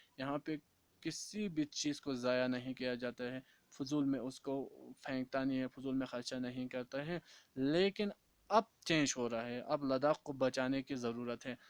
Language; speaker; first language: Urdu; non-native, local second language; Kashmiri